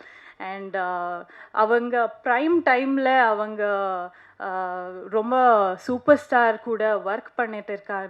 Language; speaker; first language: Tamil; non-native, fluent; Kannada